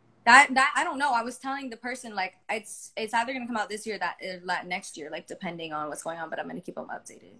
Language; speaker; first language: English; early bilingual, other home language; Spanish